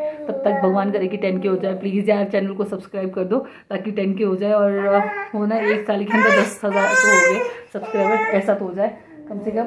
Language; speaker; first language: Hindi; non-native, local second language; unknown